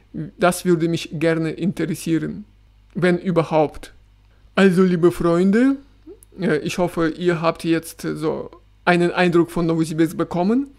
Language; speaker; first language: German; non-native, fluent; Russian